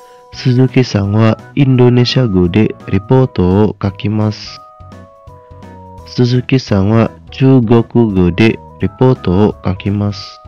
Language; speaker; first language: Japanese; non-native, fluent; Indonesian